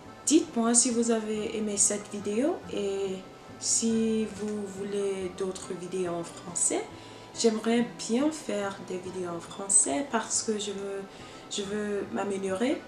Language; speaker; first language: French; non-native, learner; English